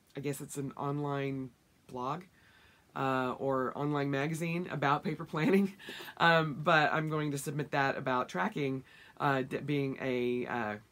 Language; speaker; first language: English; native; English